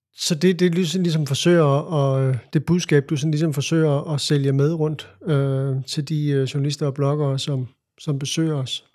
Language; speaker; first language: Danish; native; Danish